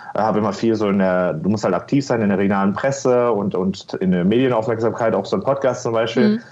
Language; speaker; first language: German; native; German